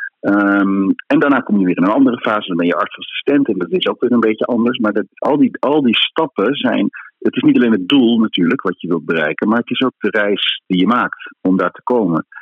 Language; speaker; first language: Dutch; native; Dutch